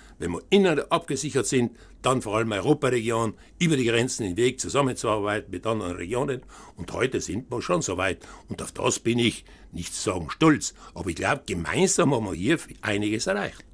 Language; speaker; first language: German; native; German